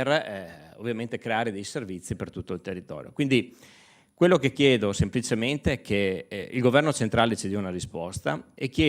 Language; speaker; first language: Italian; native; Italian